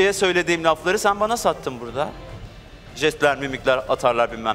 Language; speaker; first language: Turkish; native; Turkish